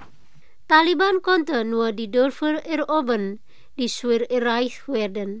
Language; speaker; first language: German; non-native, fluent; Indonesian